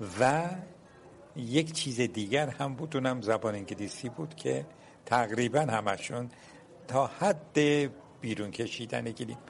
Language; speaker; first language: Persian; non-native, local second language; Azerbaijani